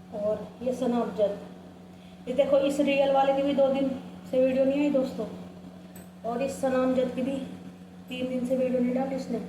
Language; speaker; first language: Hindi; native; Hindi